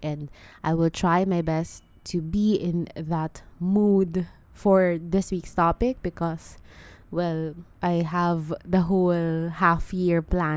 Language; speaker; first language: English; non-native, local second language; Filipino